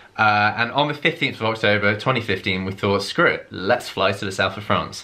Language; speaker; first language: English; native; English